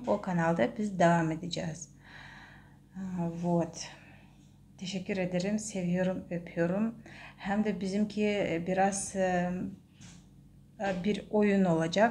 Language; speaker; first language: Turkish; non-native, learner; Russian